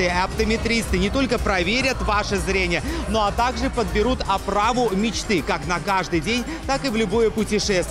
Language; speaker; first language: Russian; native; Russian